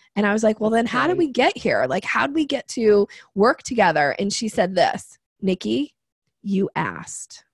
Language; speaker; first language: English; native; English